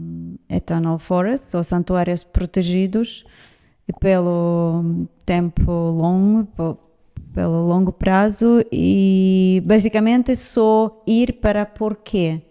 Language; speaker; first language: Portuguese; non-native, fluent; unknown